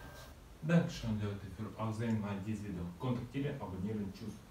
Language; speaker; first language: German; non-native, learner; Russian